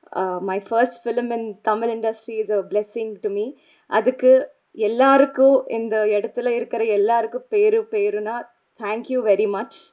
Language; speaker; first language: Tamil; non-native, learner; Telugu